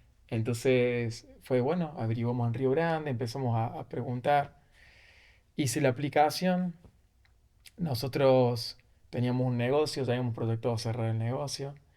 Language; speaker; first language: Spanish; native; Spanish